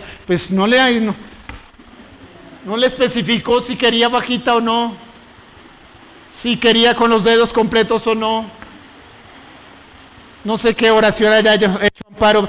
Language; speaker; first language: Spanish; native; Spanish